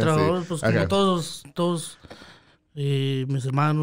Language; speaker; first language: Spanish; native; Spanish